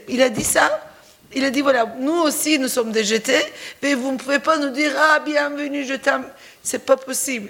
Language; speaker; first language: French; non-native, fluent; Turkish